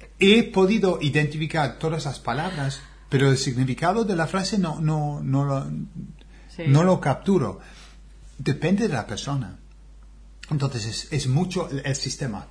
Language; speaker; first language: Spanish; non-native, fluent; English